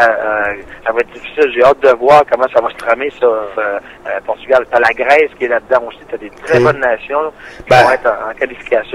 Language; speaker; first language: French; native; French